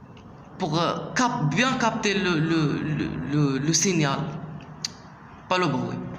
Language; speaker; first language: French; non-native, local second language; Arabic